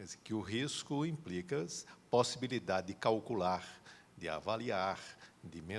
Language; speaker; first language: Portuguese; native; Portuguese